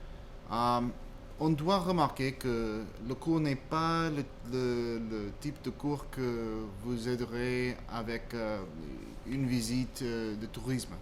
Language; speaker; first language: French; non-native, fluent; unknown